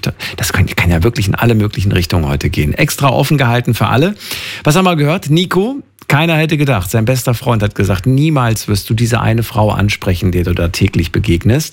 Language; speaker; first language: German; native; German